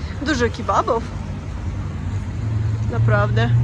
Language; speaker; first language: Polish; non-native, fluent; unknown